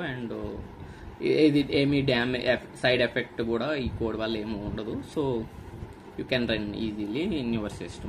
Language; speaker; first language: Telugu; native; Telugu